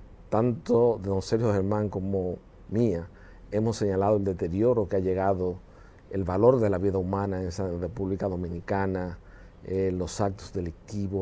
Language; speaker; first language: Spanish; native; Spanish